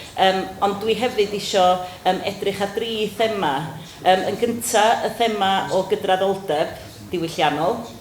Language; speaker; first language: Welsh; native; Welsh